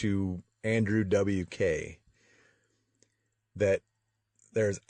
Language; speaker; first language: English; native; English